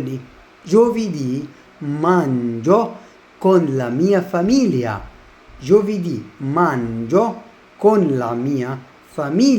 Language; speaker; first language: Italian; non-native, learner; Arabic